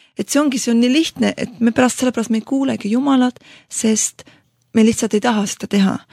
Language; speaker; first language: Estonian; non-native, local second language; Russian